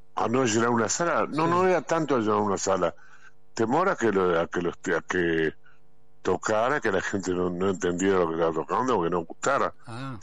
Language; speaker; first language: Spanish; native; Spanish